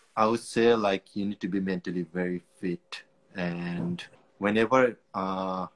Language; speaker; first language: English; non-native, local second language; Nepali